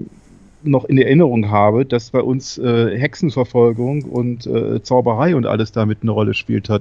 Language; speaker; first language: German; native; German